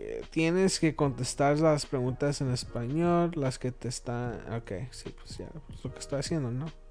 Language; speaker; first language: Spanish; early bilingual, other home language; English